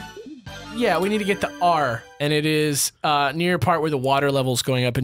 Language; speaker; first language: English; native; English